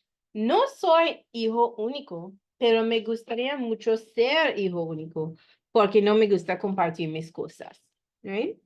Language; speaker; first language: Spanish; non-native, fluent; English